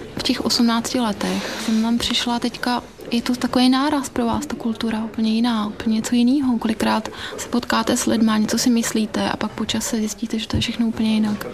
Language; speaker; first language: Czech; native; Czech